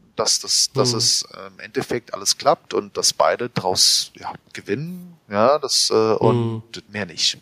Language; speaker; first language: German; native; German